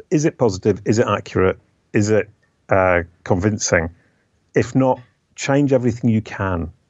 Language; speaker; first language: English; native; English